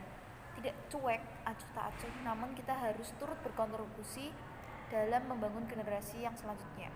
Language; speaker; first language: Indonesian; native; Indonesian